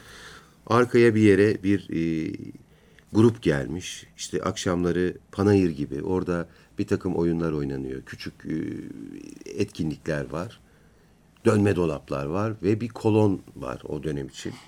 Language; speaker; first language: Turkish; native; Turkish